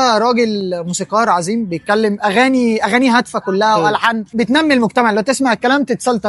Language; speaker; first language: Arabic; native; Arabic